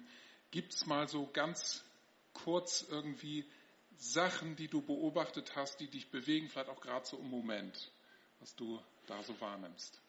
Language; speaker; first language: German; native; German